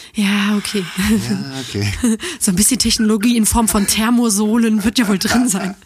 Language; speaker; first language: German; native; German